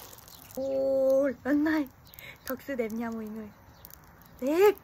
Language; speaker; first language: Vietnamese; non-native, fluent; Korean